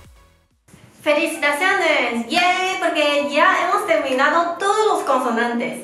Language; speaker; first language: Spanish; non-native, fluent; Chinese